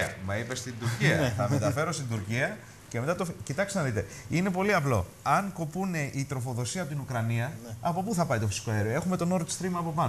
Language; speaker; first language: Greek; native; Greek